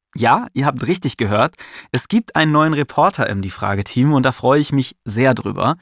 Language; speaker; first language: German; native; German